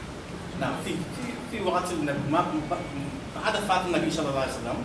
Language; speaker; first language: Arabic; non-native, learner; Malagasy